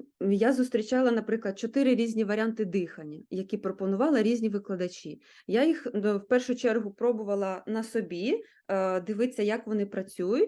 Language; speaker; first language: Ukrainian; native; Ukrainian